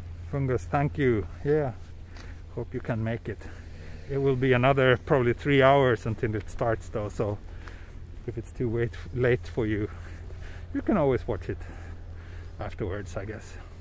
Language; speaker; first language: English; non-native, fluent; Swedish